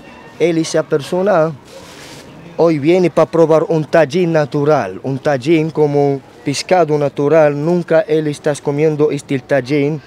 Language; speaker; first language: Spanish; non-native, learner; Arabic